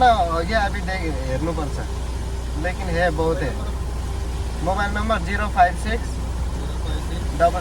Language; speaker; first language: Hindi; non-native, learner; Nepali